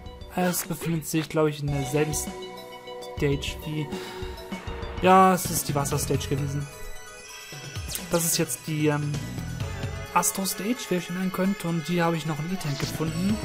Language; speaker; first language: German; native; German